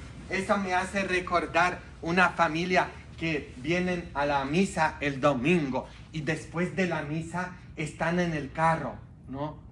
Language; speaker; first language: Spanish; non-native, fluent; Polish